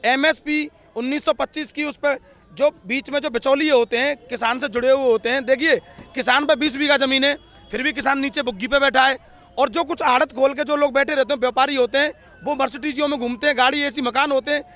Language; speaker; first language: Hindi; native; Hindi